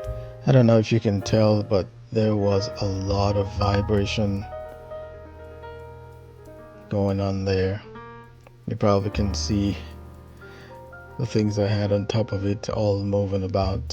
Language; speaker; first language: English; native; English